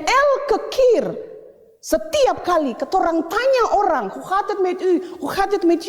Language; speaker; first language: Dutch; non-native, learner; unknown